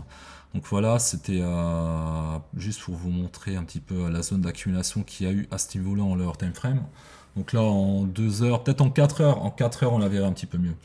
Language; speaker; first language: French; native; French